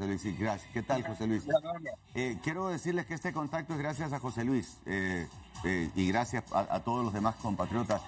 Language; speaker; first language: Spanish; native; Spanish